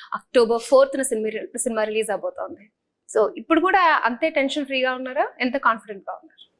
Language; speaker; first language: Telugu; native; Telugu